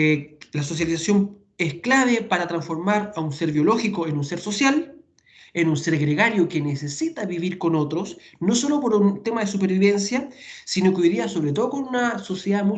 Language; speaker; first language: Spanish; native; Spanish